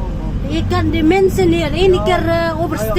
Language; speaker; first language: Dutch; non-native, fluent; Filipino